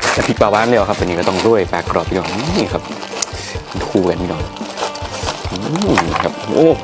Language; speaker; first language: Thai; non-native, local second language; Northeastern Thai